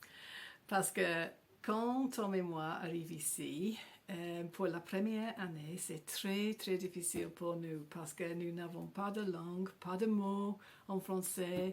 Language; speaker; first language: French; non-native, learner; English